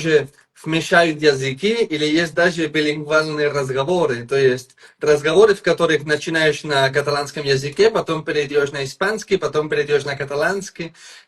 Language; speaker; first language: Russian; non-native, fluent; Catalan